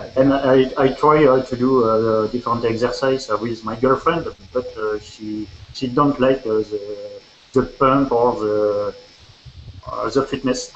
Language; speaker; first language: English; non-native, learner; French